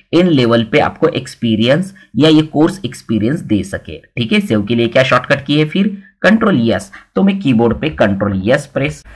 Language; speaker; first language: Hindi; non-native, local second language; Marathi